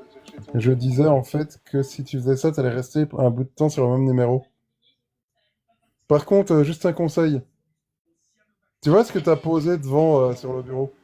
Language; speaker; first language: French; native; French